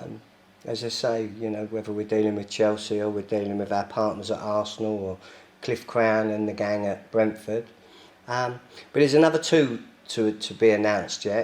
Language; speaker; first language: English; native; English